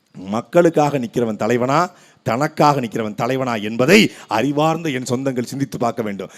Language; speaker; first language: Tamil; native; Tamil